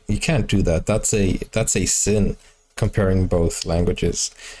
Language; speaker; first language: English; native; English